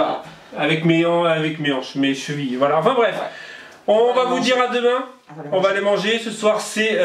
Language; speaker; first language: French; native; French